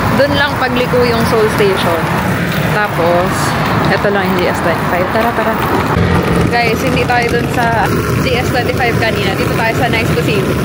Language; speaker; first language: Filipino; native; Filipino